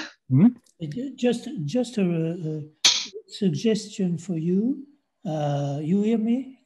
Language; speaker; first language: English; non-native, fluent; French